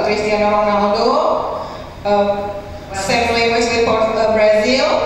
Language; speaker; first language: English; non-native, fluent; Indonesian